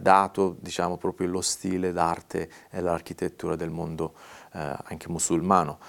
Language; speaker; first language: Italian; non-native, fluent; Persian